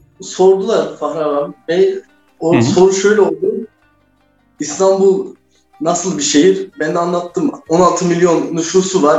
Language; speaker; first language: Turkish; early bilingual, heritage; Turkish